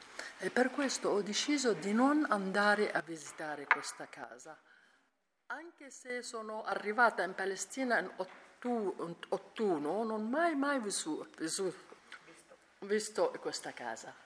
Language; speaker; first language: Italian; non-native, learner; Arabic